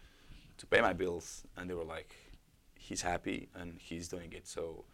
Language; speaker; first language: English; non-native, fluent; Portuguese